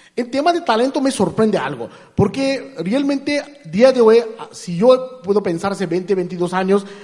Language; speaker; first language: Spanish; non-native, fluent; Hindi